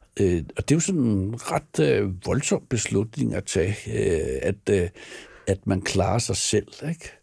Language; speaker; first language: Danish; native; Danish